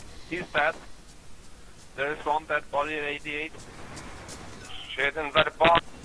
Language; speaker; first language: English; non-native, fluent; German